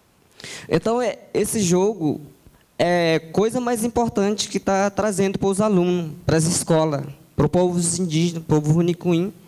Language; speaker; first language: Portuguese; non-native, local second language; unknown